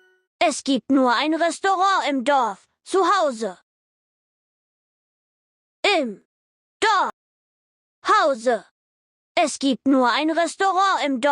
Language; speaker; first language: German; non-native, learner; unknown